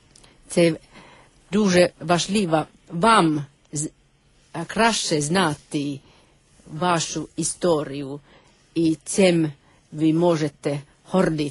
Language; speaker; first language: Ukrainian; non-native, learner; Finnish